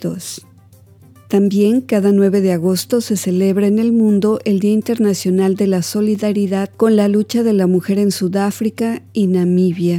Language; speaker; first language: Spanish; native; Spanish